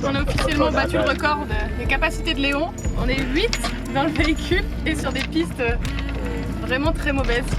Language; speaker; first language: French; native; French